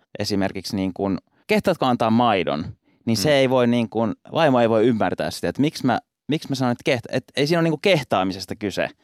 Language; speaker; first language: Finnish; native; Finnish